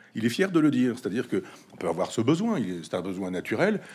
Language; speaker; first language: French; native; French